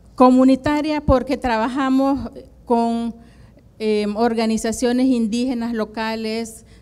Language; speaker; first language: Spanish; native; Spanish